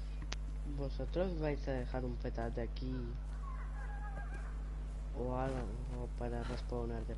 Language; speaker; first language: Spanish; native; Spanish